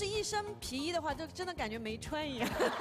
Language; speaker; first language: Chinese; native; Chinese